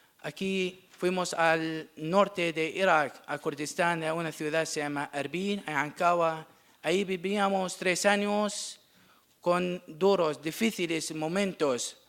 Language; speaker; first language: Spanish; non-native, learner; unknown